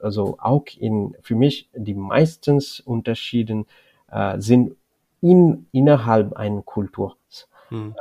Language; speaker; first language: German; non-native, learner; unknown